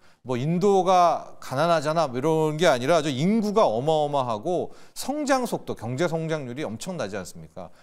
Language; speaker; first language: Korean; native; Korean